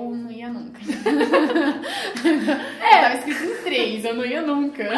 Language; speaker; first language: Portuguese; early bilingual, heritage; Portuguese